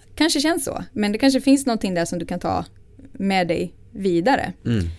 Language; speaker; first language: Swedish; non-native, fluent; Portuguese